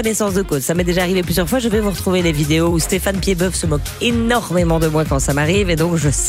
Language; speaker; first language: French; native; French